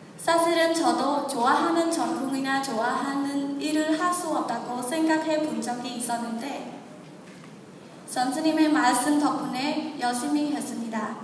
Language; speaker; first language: Korean; non-native, learner; Khmer